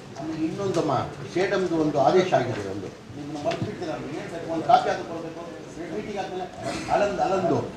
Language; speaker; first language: Kannada; non-native, local second language; Urdu